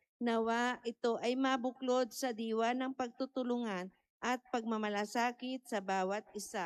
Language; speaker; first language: Filipino; native; Filipino